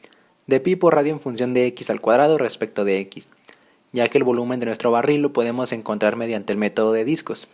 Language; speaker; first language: Spanish; native; Spanish